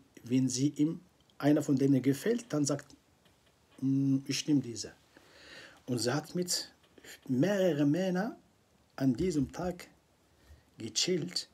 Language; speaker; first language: German; non-native, fluent; Arabic